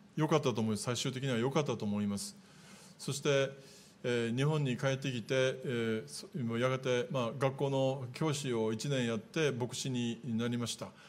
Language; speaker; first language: Japanese; native; Japanese